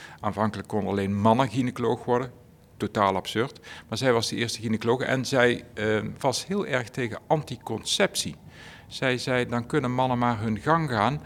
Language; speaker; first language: Dutch; native; Dutch